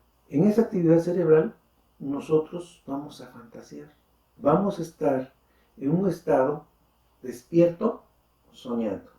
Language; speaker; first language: Spanish; native; Spanish